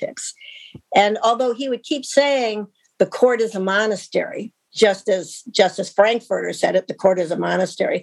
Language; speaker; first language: English; native; English